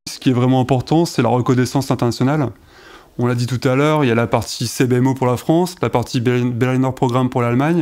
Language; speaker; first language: French; native; French